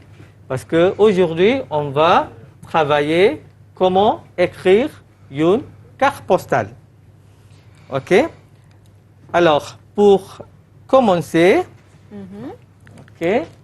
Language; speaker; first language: French; non-native, fluent; Malay